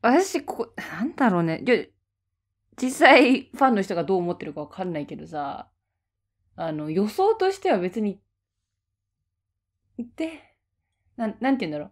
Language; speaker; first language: Japanese; native; Japanese